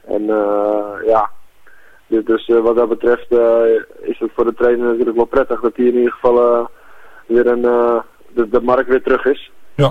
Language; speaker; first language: Dutch; native; Dutch